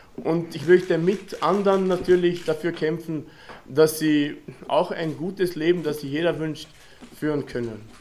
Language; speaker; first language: German; non-native, local second language; Slovenian